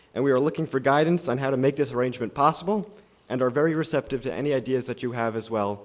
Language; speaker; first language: English; native; English